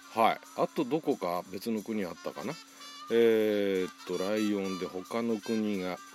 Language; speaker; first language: Japanese; native; Japanese